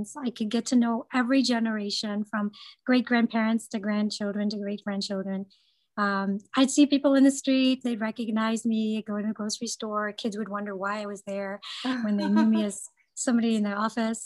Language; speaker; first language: English; non-native, local second language; Gujarati